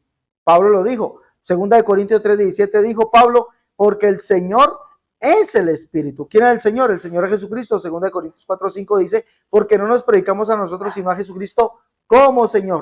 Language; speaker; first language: Spanish; native; Spanish